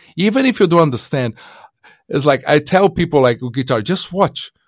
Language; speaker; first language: English; non-native, fluent; Portuguese